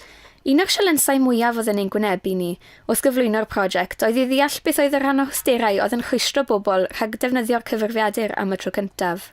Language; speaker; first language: Welsh; native; Welsh